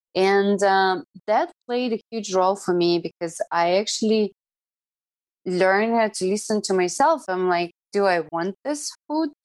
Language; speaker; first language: English; non-native, fluent; Russian